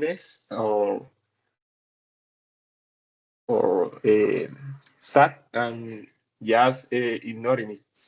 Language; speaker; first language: English; non-native, learner; Spanish